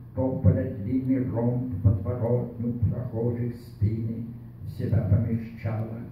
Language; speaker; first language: Russian; non-native, local second language; Lithuanian